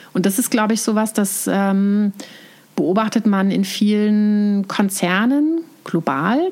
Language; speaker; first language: German; native; German